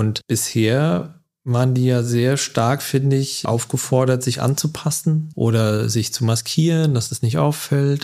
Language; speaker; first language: German; native; German